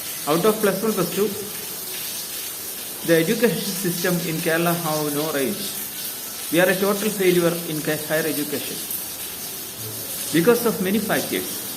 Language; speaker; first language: English; non-native, local second language; Malayalam